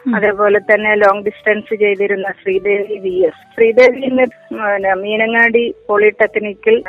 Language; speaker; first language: Malayalam; native; Malayalam